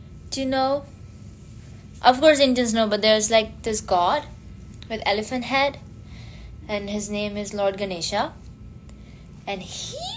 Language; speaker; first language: English; non-native, local second language; Hindi